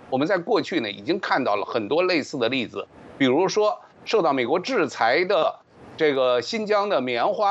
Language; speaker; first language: Chinese; native; Chinese